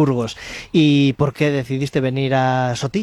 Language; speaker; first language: Spanish; native; Spanish